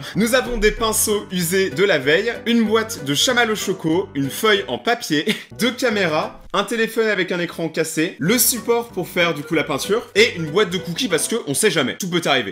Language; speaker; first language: French; native; French